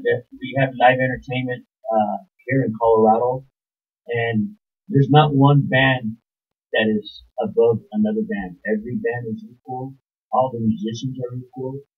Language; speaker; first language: English; early bilingual, other home language; Spanish